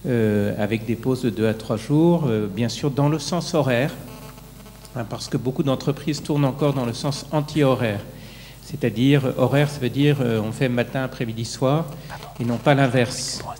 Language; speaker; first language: French; native; French